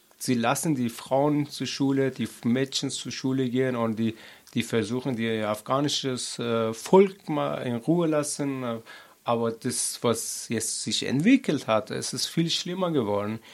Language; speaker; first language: German; non-native, learner; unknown